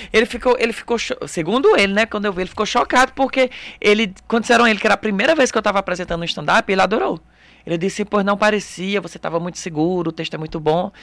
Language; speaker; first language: Portuguese; native; Portuguese